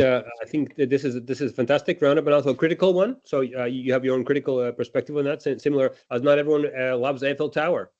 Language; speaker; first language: English; non-native, fluent; Latvian